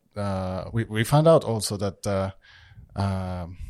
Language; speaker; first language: English; non-native, fluent; Spanish